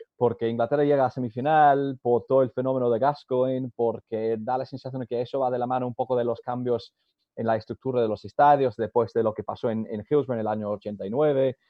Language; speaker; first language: Spanish; non-native, fluent; English